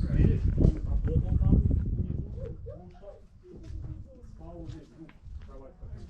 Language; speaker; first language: Russian; native; Russian